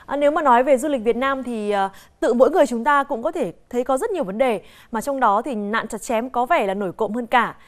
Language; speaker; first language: Vietnamese; native; Vietnamese